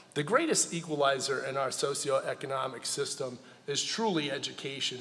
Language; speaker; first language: English; native; English